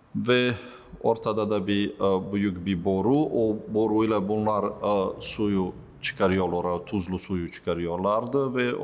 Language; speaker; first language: Turkish; non-native, fluent; Serbian